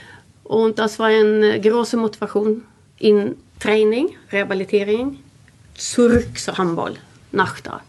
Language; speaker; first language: German; non-native, learner; Swedish